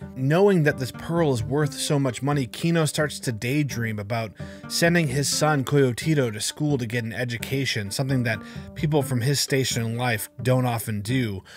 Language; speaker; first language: English; native; English